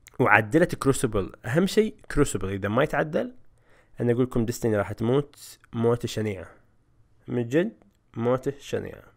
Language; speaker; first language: Arabic; native; Arabic